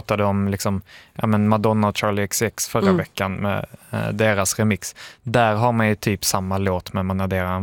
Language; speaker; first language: Swedish; native; Swedish